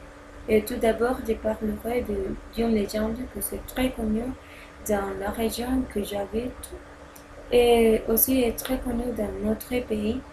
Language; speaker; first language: French; non-native, learner; Spanish